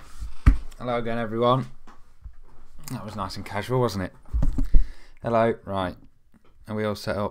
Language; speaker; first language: English; native; English